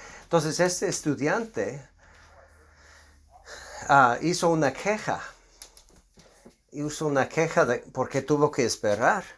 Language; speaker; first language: Spanish; non-native, fluent; English